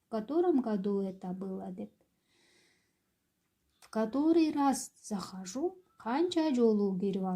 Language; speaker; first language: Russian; non-native, local second language; Kyrgyz